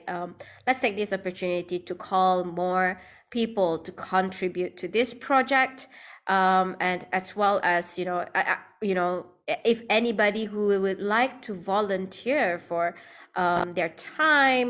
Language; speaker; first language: English; non-native, local second language; Malay